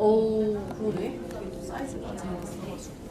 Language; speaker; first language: Korean; native; Korean